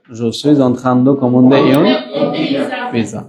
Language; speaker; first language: French; non-native, fluent; Bangla